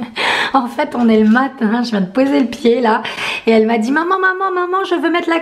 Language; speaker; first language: French; native; French